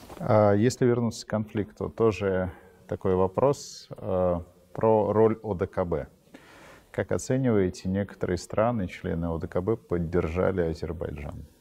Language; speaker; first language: Russian; native; Russian